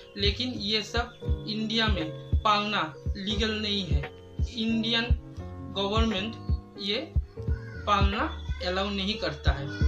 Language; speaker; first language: Hindi; non-native, local second language; Bangla